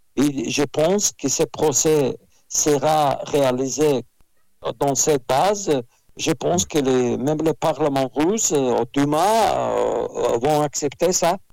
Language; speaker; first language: French; non-native, fluent; Russian